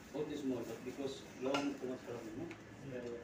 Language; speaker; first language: English; non-native, learner; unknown